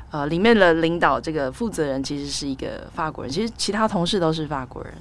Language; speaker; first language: Chinese; native; Chinese